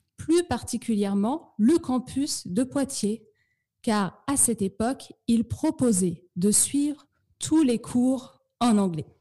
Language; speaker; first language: French; native; French